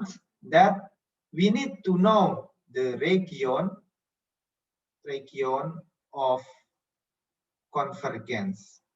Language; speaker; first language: English; non-native, fluent; Indonesian